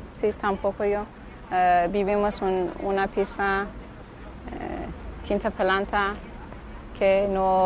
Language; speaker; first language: Spanish; non-native, learner; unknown